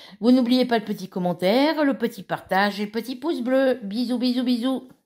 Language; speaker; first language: French; native; French